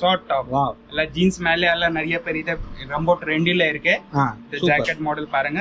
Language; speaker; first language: Tamil; non-native, learner; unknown